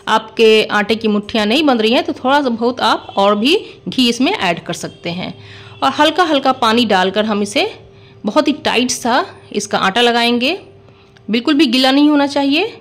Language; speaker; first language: Hindi; native; Hindi